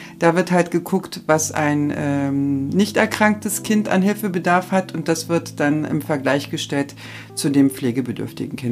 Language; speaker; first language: German; native; German